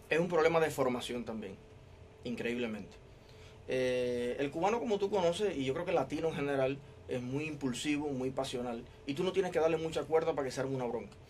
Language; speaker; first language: Spanish; native; Spanish